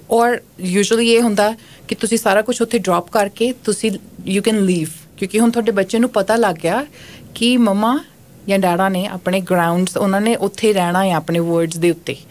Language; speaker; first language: Punjabi; native; Punjabi